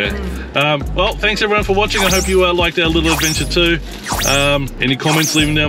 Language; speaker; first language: English; native; English